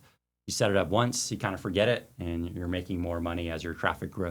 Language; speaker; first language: English; native; English